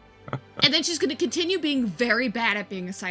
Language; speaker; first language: English; native; English